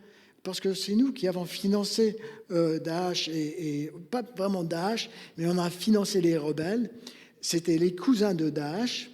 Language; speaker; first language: French; non-native, fluent; English